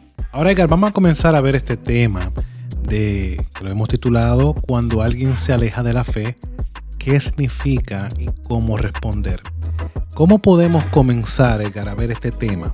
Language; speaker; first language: Spanish; native; Spanish